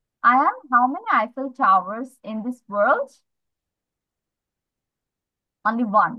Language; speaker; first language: English; non-native, fluent; Bangla